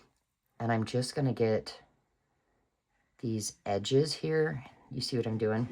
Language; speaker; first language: English; native; English